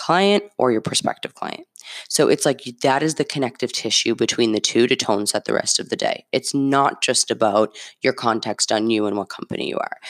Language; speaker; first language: English; native; English